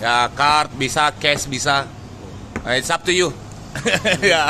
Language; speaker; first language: English; non-native, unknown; Indonesian